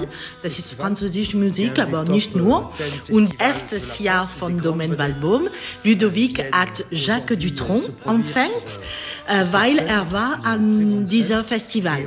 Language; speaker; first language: German; non-native, learner; French